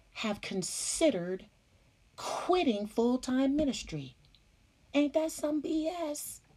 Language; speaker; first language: English; native; English